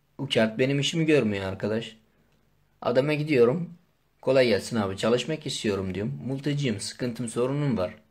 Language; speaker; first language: Turkish; non-native, local second language; Kurdish